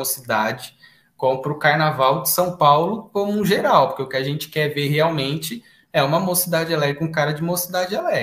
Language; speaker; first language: Portuguese; native; Portuguese